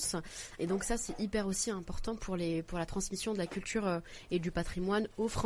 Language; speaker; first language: French; native; French